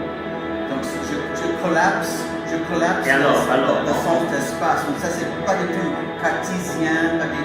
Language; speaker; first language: French; non-native, learner; English